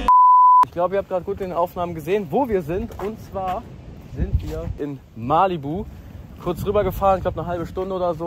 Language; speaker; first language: German; native; German